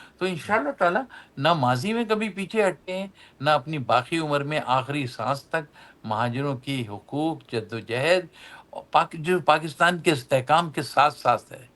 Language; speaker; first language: Urdu; native; Urdu